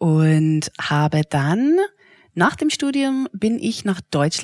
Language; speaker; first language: German; non-native, fluent; English